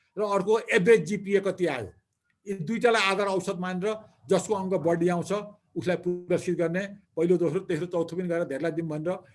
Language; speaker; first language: Nepali; native; Nepali